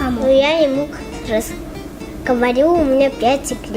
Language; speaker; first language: Russian; non-native, learner; Tajik